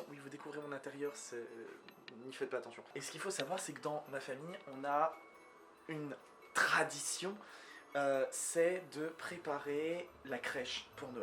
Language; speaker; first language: French; native; French